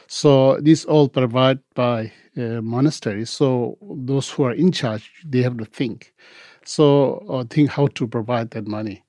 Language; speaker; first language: English; non-native, local second language; Tibetan